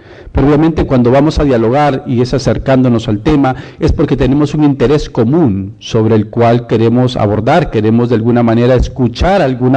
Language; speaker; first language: Spanish; native; Spanish